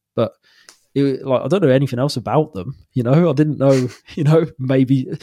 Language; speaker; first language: English; native; English